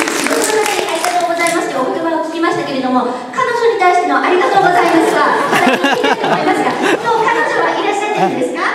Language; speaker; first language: Japanese; native; Japanese